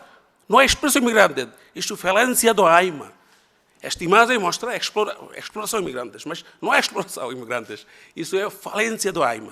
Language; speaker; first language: Portuguese; non-native, learner; Bangla